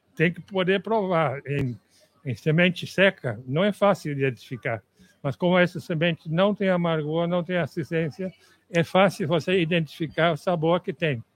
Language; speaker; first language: Portuguese; non-native, fluent; Dutch